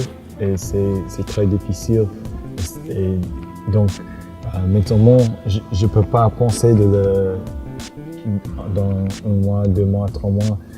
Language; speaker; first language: French; non-native, fluent; English